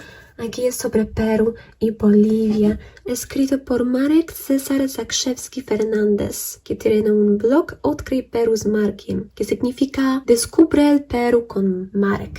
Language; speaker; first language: Spanish; non-native, fluent; Polish